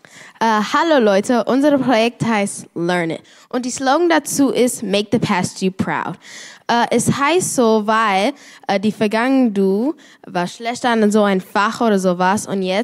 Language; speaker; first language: German; non-native, learner; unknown